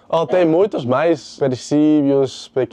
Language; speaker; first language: Portuguese; non-native, learner; English